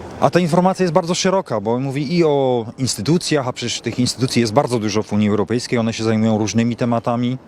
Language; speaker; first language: Polish; native; Polish